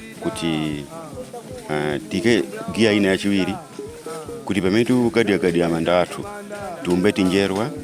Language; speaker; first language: Nyanja; native; Nyanja